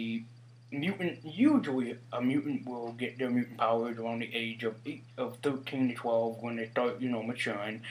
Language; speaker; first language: English; native; English